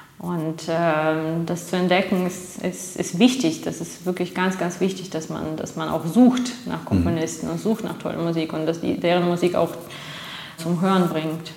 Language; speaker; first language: German; non-native, fluent; Russian